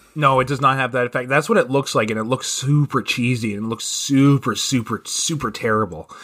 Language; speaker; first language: English; native; English